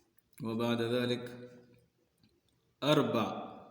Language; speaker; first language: Arabic; non-native, fluent; Sindhi